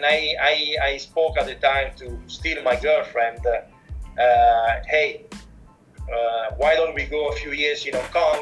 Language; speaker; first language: English; non-native, fluent; Italian